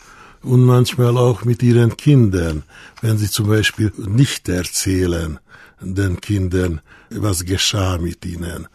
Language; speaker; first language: German; non-native, fluent; Hungarian